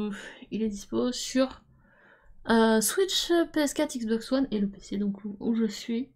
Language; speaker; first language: French; native; French